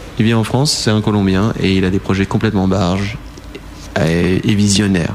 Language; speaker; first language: French; early bilingual, heritage; French